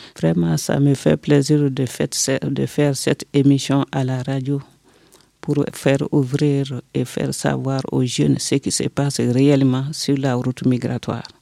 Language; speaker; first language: French; non-native, local second language; Bambara